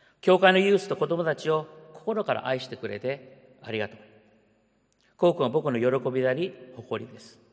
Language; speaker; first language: Japanese; early bilingual, heritage; Japanese